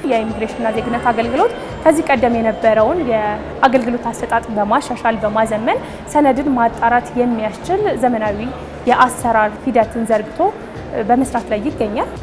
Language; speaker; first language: Amharic; native; Amharic